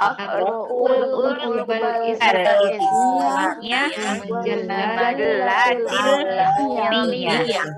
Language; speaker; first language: Arabic; non-native, learner; Indonesian